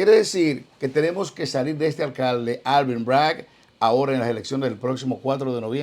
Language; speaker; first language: Spanish; native; Spanish